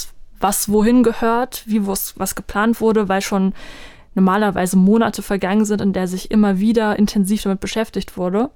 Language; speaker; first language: German; native; German